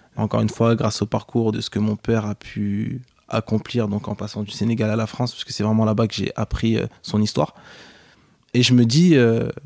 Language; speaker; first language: French; native; French